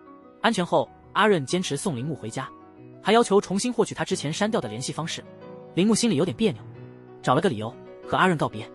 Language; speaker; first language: Chinese; native; Chinese